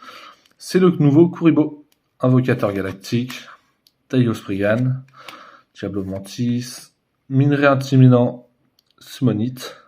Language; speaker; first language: French; native; French